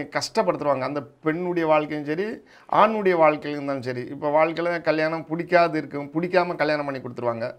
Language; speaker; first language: Tamil; non-native, local second language; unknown